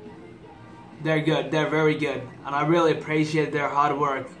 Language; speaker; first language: English; non-native, fluent; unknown